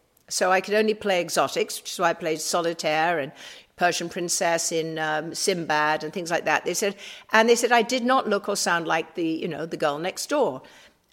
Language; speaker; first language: English; native; English